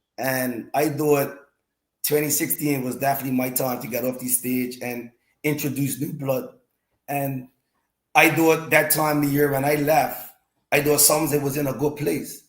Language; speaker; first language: English; native; English